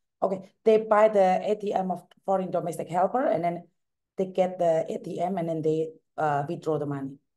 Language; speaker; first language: English; non-native, learner; Javanese